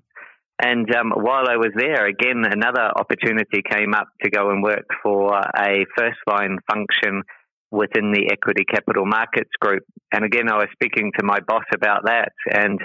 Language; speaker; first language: English; native; English